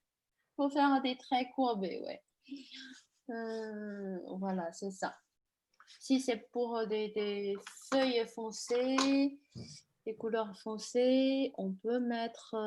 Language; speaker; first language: French; non-native, fluent; Chinese